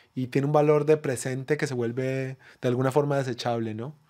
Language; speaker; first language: Spanish; native; Spanish